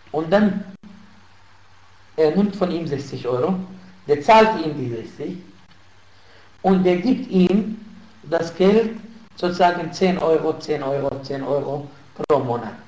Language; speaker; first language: German; non-native, fluent; Arabic